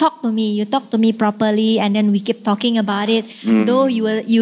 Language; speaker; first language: English; non-native, fluent; Indonesian